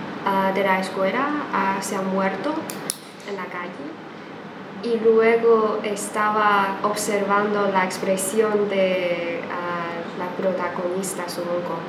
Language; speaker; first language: Spanish; non-native, fluent; Chinese